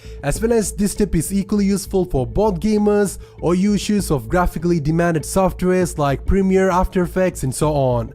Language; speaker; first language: English; non-native, fluent; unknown